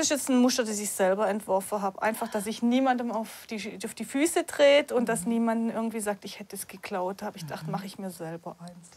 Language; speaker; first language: German; native; German